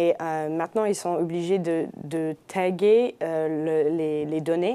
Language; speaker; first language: French; non-native, fluent; English